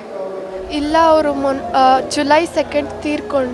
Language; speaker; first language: Kannada; non-native, local second language; Telugu